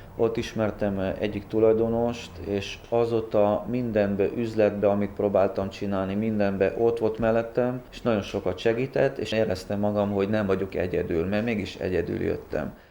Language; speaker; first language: Hungarian; early bilingual, heritage; Hungarian